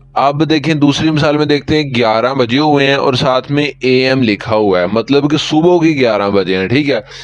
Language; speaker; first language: Urdu; native; Urdu